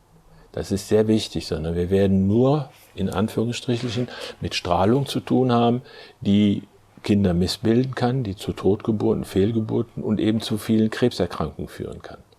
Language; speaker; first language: German; native; German